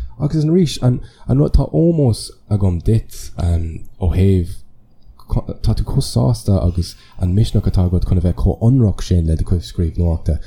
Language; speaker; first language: Irish; non-native, local second language; English